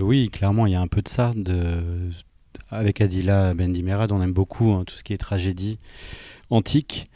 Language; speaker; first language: French; native; French